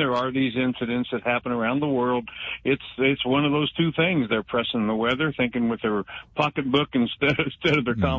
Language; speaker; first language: English; native; English